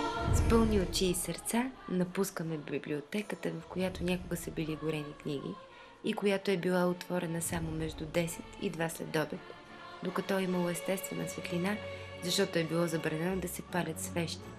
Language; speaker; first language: Bulgarian; native; Bulgarian